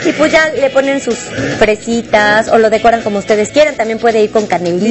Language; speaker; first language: Spanish; native; Spanish